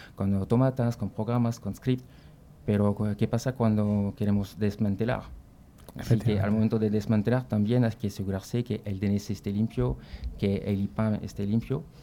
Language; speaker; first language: Spanish; non-native, fluent; French